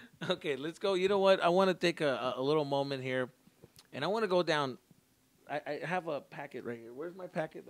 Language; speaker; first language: English; early bilingual, other home language; Spanish